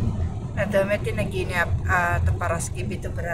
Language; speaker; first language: Greek; non-native, learner; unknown